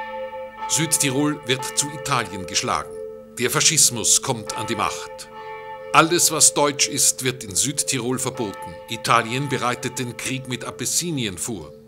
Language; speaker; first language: German; native; German